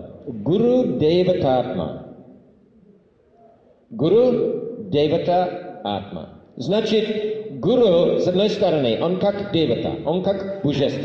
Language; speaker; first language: Russian; non-native, fluent; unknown